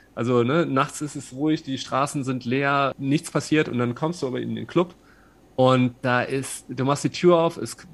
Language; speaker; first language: German; native; German